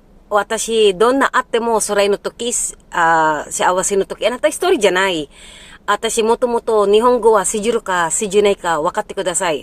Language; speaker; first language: Japanese; early bilingual, heritage; Filipino